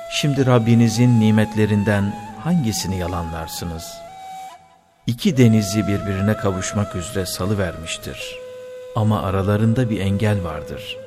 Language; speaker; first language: Turkish; native; Turkish